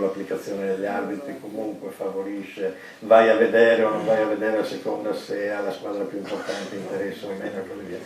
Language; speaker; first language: Italian; native; Italian